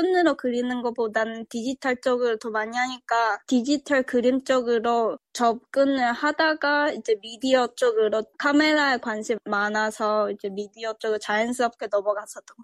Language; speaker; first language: Korean; early bilingual, other home language; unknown